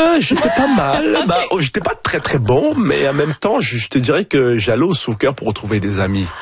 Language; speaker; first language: French; early bilingual, other home language; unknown